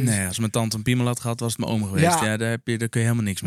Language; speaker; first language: Dutch; native; Dutch